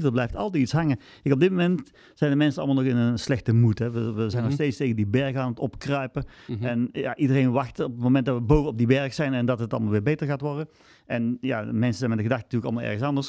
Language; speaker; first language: Dutch; native; Dutch